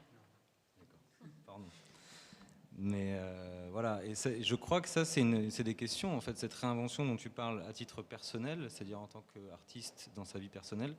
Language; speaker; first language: French; native; French